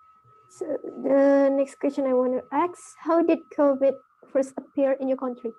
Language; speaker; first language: English; non-native, learner; Indonesian